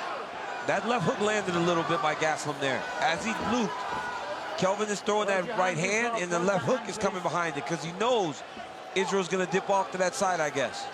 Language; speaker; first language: English; native; English